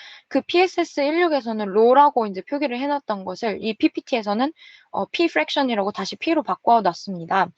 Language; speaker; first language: Korean; native; Korean